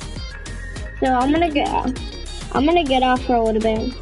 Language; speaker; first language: English; native; English